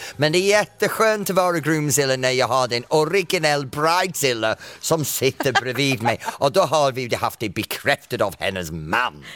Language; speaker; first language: Swedish; non-native, fluent; English